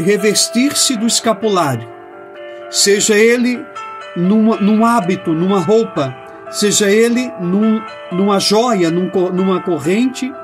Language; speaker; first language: Portuguese; native; Portuguese